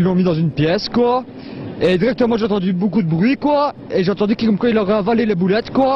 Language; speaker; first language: French; native; French